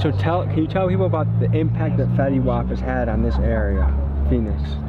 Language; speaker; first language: English; native; English